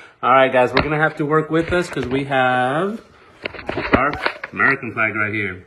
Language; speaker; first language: English; native; English